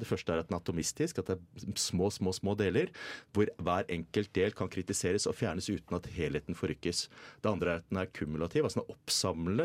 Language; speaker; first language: Norwegian; native; Norwegian